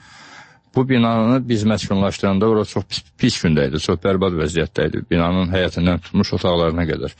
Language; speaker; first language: Azerbaijani; native; Azerbaijani